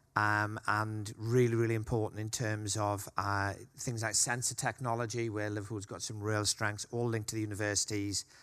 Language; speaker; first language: English; native; English